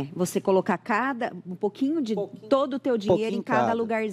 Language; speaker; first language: Portuguese; native; Portuguese